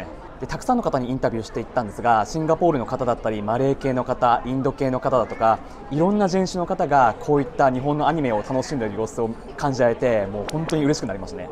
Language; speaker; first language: Japanese; native; Japanese